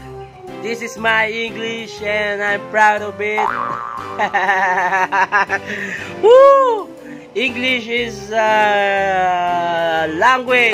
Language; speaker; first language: English; non-native, local second language; Filipino